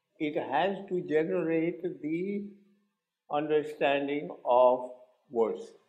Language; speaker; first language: English; non-native, local second language; Hindi